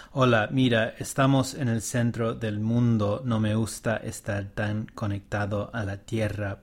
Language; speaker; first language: Spanish; early bilingual, heritage; Spanish